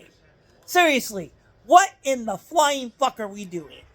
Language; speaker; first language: English; native; English